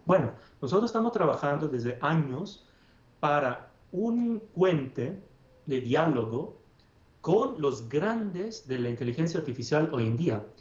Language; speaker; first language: Spanish; non-native, fluent; Italian